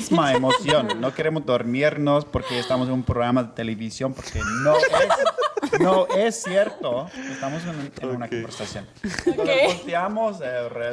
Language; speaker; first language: Spanish; non-native, fluent; English